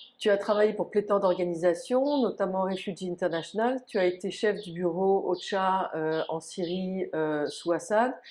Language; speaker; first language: French; native; French